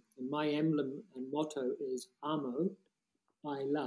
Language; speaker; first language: English; native; English